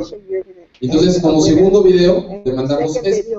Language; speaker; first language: Spanish; native; Spanish